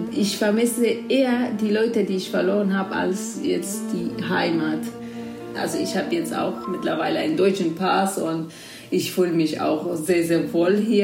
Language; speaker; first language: German; non-native, fluent; Kurdish